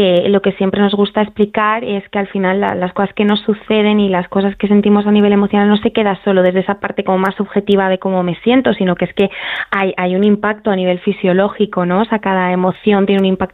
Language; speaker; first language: Spanish; native; Spanish